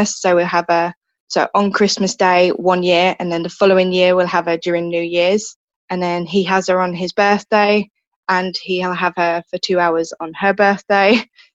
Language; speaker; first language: English; native; English